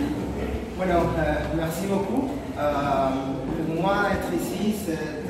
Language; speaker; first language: French; non-native, fluent; Spanish